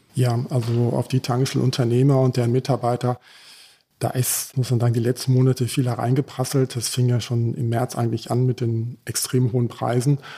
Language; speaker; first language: German; early bilingual, heritage; German